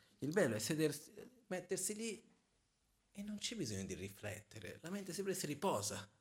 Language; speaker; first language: Italian; non-native, fluent; Portuguese